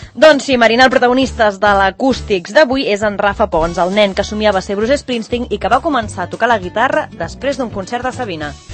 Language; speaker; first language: Catalan; native; Catalan